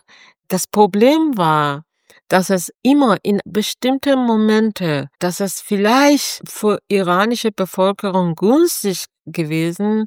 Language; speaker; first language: German; non-native, fluent; Persian